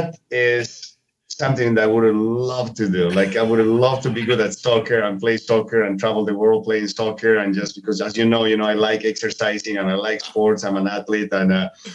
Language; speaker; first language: English; non-native, fluent; Spanish